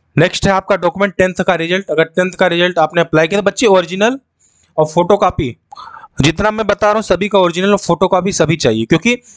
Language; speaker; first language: Hindi; native; Hindi